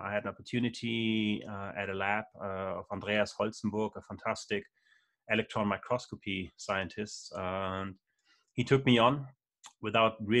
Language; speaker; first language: English; non-native, fluent; German